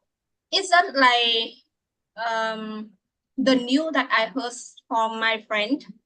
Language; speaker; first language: English; non-native, learner; Vietnamese